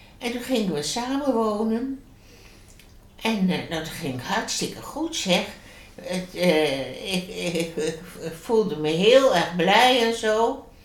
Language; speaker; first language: Dutch; native; Dutch